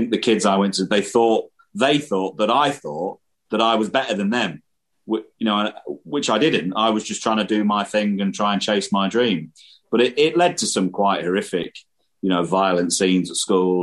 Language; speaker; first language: English; native; English